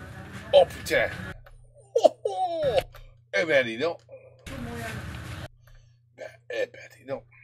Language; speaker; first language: French; non-native, learner; English